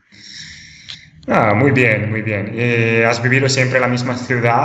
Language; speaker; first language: Spanish; non-native, fluent; Italian